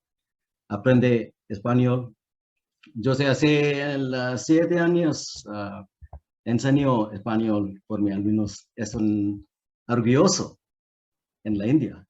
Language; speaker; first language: Spanish; non-native, learner; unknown